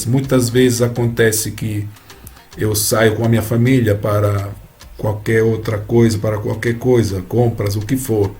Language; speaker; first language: Portuguese; non-native, fluent; Italian